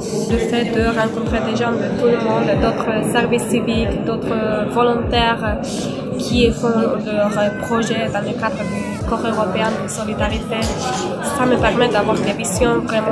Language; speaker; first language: French; non-native, fluent; Spanish